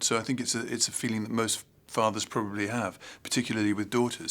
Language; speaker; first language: English; native; English